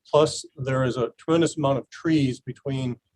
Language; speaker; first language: English; native; English